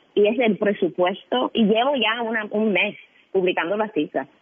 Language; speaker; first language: Spanish; non-native, fluent; English